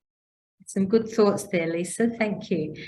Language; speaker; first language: English; native; English